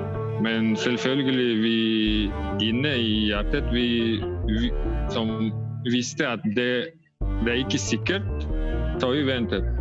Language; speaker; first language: Norwegian; non-native, learner; Russian